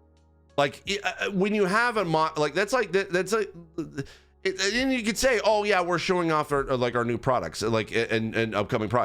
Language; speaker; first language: English; native; English